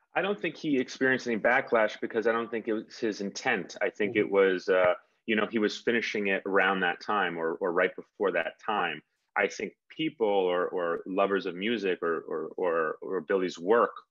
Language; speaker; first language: English; native; English